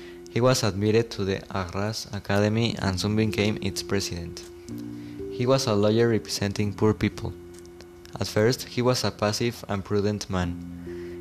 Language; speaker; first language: English; non-native, learner; Spanish